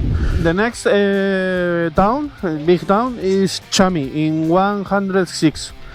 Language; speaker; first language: English; non-native, learner; Spanish